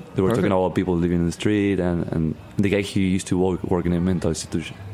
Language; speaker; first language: English; non-native, learner; Spanish